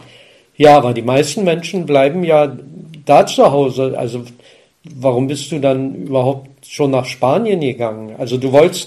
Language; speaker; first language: German; native; German